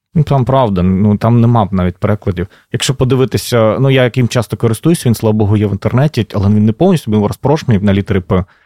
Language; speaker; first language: Ukrainian; native; Ukrainian